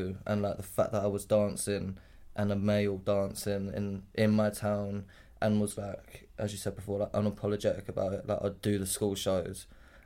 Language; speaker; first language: English; native; English